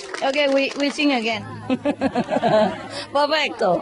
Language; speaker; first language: English; non-native, fluent; Vietnamese